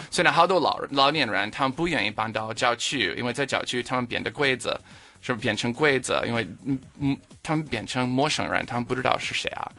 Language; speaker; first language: Chinese; non-native, fluent; English